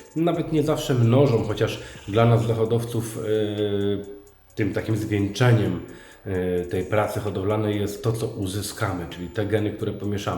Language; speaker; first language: Polish; native; Polish